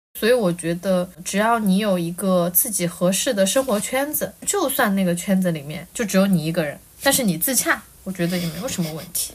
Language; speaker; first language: Chinese; native; Chinese